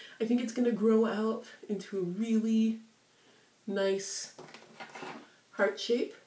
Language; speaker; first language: English; native; English